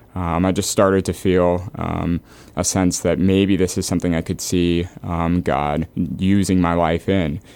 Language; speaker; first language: English; native; English